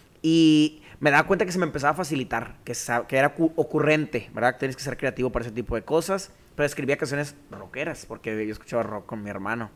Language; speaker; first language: Spanish; native; Spanish